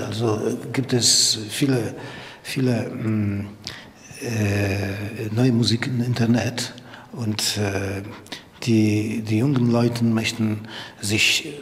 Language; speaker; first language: German; non-native, learner; Polish